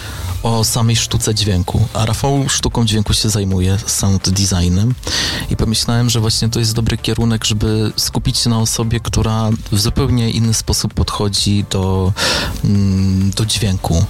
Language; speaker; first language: Polish; native; Polish